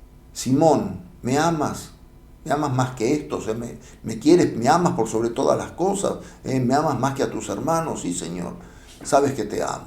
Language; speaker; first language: Spanish; native; Spanish